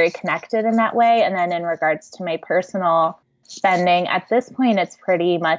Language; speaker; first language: English; native; English